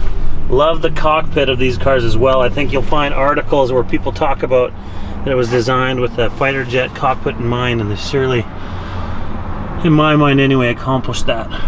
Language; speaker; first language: English; native; English